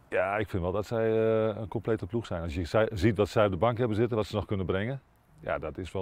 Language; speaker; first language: Dutch; native; Dutch